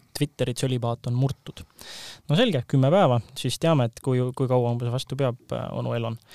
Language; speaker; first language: Estonian; native; Estonian